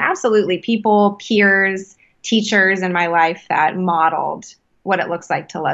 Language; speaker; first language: English; native; English